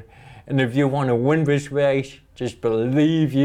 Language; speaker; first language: English; native; English